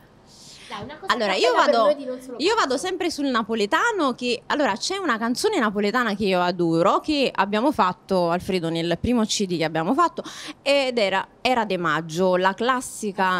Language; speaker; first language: Italian; native; Italian